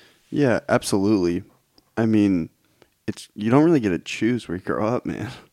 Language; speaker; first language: English; native; English